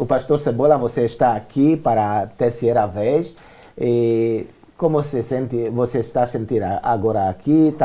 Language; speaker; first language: Portuguese; non-native, learner; Romanian